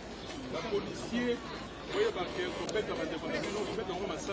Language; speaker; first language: French; non-native, local second language; Lingala